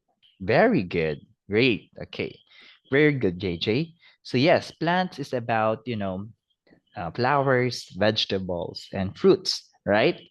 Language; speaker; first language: English; non-native, fluent; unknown